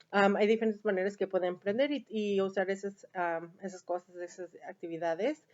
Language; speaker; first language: Spanish; early bilingual, heritage; Spanish